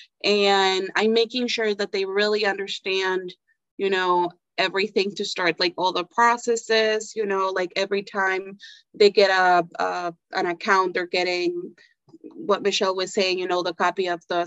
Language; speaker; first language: English; non-native, fluent; Spanish